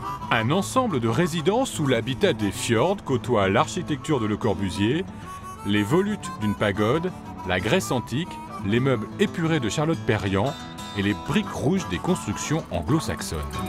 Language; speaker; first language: French; native; French